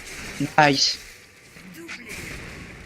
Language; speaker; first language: French; native; French